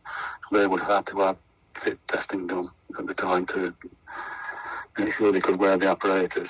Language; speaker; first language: English; native; English